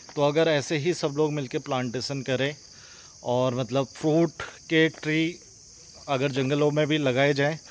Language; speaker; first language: Hindi; native; Hindi